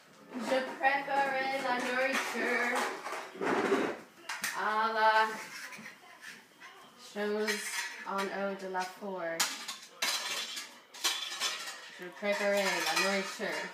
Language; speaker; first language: French; non-native, learner; English